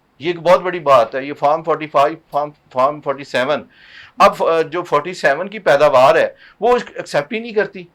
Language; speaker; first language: Urdu; non-native, local second language; Punjabi